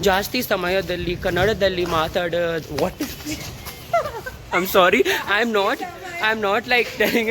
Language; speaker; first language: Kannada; non-native, learner; Marathi